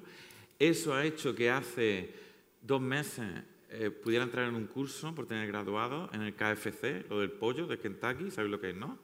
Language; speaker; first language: Spanish; native; Spanish